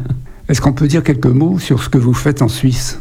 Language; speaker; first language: French; native; French